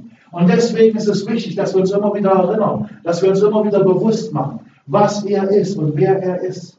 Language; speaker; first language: German; native; German